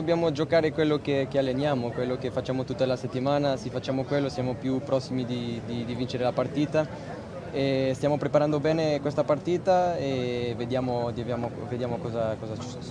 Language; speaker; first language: Italian; non-native, fluent; Portuguese